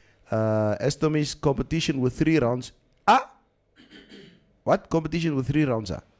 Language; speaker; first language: English; non-native, local second language; Afrikaans